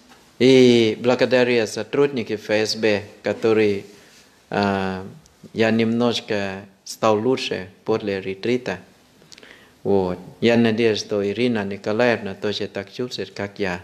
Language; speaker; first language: Russian; non-native, fluent; Thai